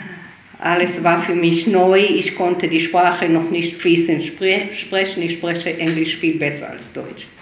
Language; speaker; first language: German; early bilingual, heritage; German